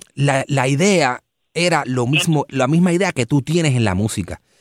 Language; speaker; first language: Spanish; native; Spanish